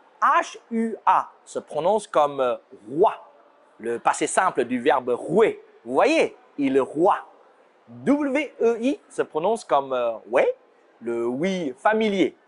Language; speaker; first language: French; non-native, fluent; Chinese